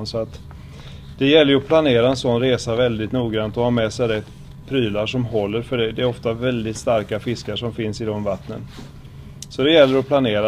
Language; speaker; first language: Swedish; native; Swedish